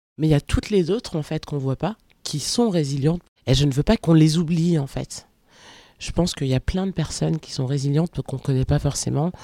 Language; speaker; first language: French; early bilingual, other home language; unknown